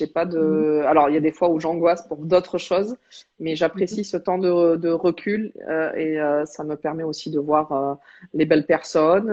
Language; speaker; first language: French; native; French